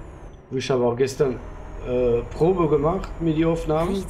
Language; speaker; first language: German; non-native, learner; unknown